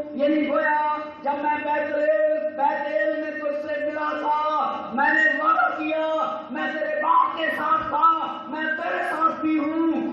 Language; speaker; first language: Urdu; non-native, local second language; Punjabi